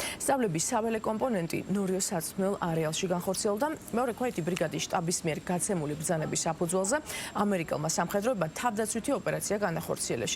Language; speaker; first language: Georgian; native; Georgian